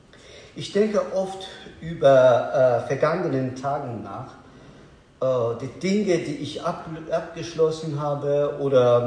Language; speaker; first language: German; non-native, learner; Azerbaijani